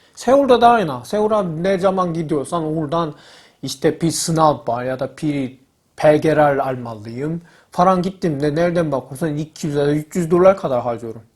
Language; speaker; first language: Turkish; non-native, learner; Korean